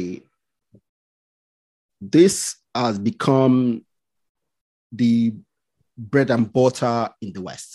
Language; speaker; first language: English; non-native, local second language; Yoruba